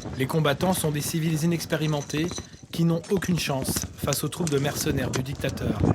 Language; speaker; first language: French; native; French